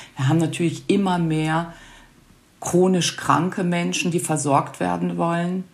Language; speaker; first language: German; native; German